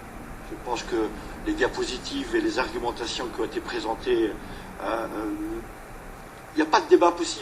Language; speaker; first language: French; native; French